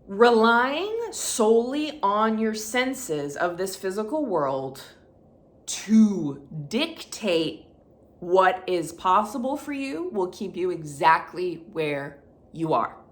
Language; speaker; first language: English; native; English